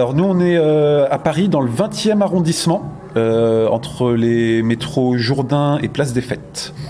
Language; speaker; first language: French; native; French